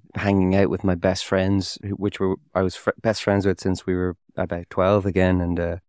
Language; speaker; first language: English; native; English